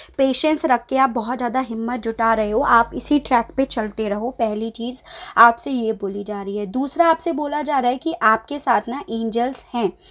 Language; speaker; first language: Hindi; native; Hindi